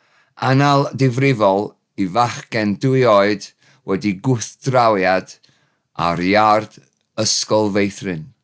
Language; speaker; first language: Welsh; non-native, learner; English